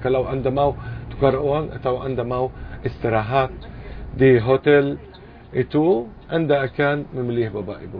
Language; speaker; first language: Indonesian; non-native, fluent; Arabic